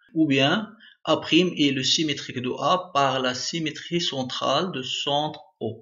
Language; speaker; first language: French; non-native, local second language; Arabic